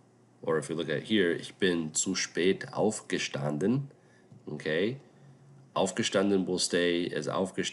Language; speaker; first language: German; non-native, fluent; English